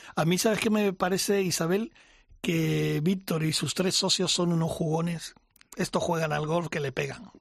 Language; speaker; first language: Spanish; native; Spanish